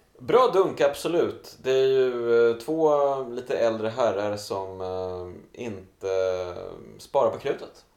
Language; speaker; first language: Swedish; native; Swedish